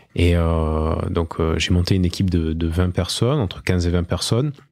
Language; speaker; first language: French; native; French